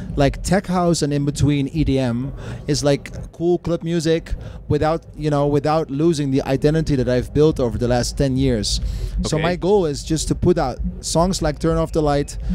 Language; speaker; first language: English; non-native, fluent; Dutch